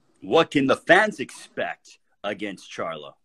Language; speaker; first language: English; native; English